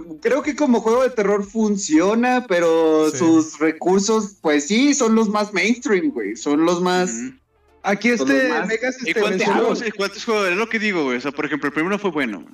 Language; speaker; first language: Spanish; native; Spanish